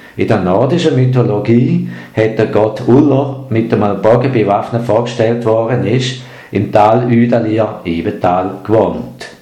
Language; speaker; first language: German; native; German